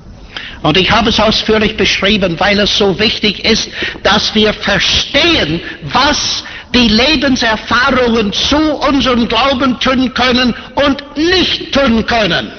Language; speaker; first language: German; non-native, fluent; English